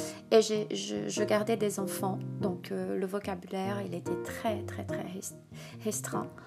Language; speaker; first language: French; non-native, fluent; Portuguese